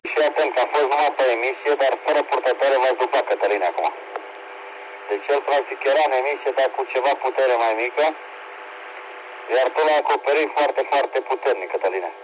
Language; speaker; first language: Romanian; native; Romanian